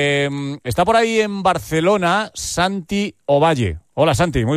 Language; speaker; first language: Spanish; native; Spanish